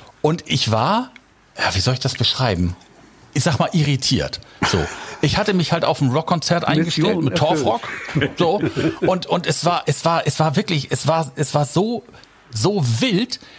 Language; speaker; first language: German; native; German